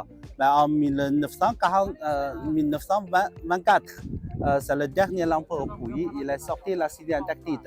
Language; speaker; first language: French; non-native, learner; Chinese